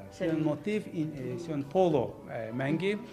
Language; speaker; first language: Estonian; non-native, learner; Azerbaijani